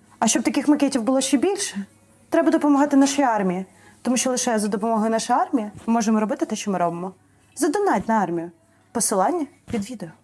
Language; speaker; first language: Ukrainian; native; Ukrainian